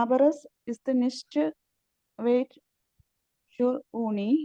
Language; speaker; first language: German; non-native, learner; Malayalam